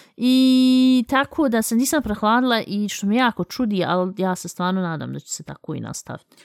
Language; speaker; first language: Bosnian; early bilingual, heritage; Bosnian